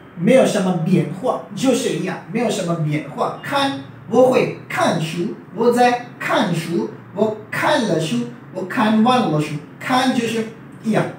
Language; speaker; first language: Chinese; non-native, fluent; Urdu